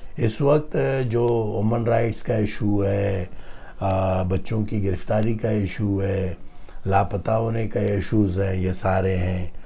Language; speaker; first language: Urdu; non-native, local second language; Baluchi